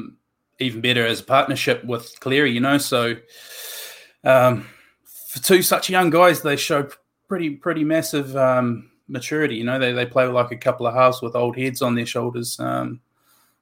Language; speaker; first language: English; native; English